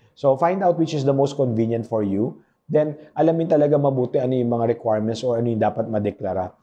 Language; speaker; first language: Filipino; non-native, local second language; Pampanga